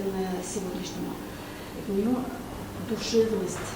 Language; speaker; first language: Russian; native; Russian